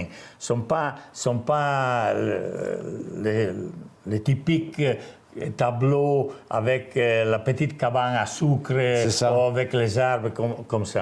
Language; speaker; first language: French; non-native, fluent; Italian